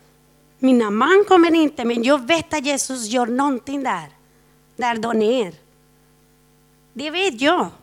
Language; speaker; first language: Swedish; non-native, fluent; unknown